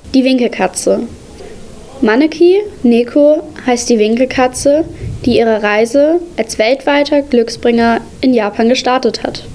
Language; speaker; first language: German; early bilingual, other home language; Arabic